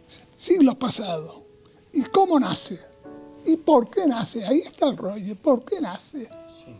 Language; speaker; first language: Spanish; native; Spanish